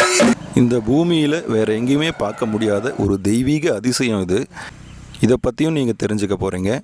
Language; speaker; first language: Tamil; native; Tamil